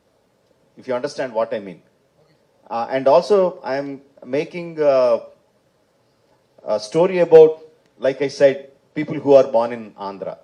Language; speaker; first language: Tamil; non-native, fluent; Telugu